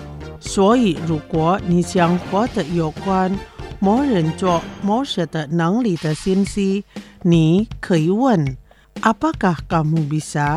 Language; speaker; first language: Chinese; non-native, fluent; Indonesian